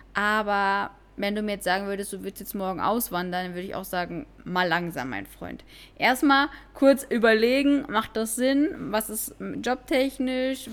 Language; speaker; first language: German; native; German